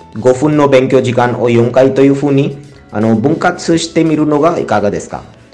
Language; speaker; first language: Japanese; non-native, fluent; Hindi